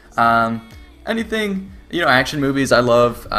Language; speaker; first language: English; native; English